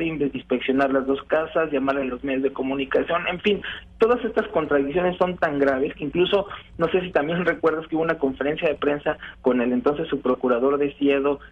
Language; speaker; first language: Spanish; native; Spanish